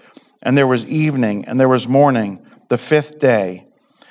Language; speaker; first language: English; native; English